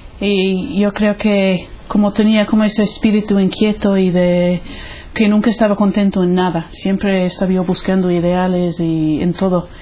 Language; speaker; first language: Spanish; non-native, fluent; English